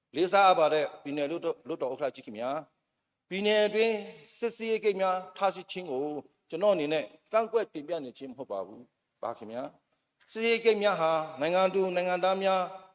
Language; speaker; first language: Burmese; non-native, local second language; Shan